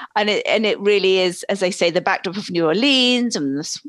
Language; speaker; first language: English; native; English